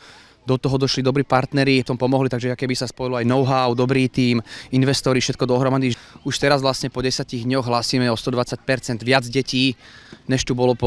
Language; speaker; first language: Slovak; native; Slovak